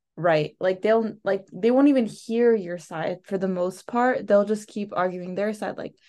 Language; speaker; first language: English; early bilingual, other home language; Telugu